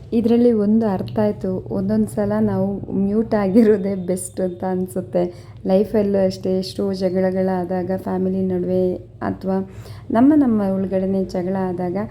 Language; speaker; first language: Kannada; non-native, local second language; Tulu